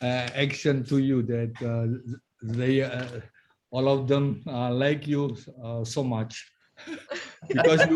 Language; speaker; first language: English; non-native, learner; Indonesian